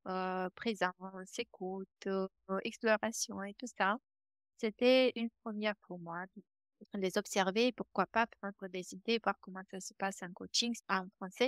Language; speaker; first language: French; non-native, fluent; Romanian